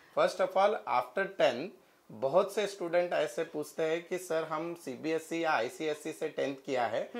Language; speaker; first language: Hindi; non-native, local second language; Marathi